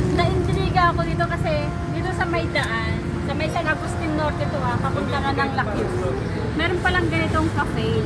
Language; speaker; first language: Filipino; non-native, local second language; Pampanga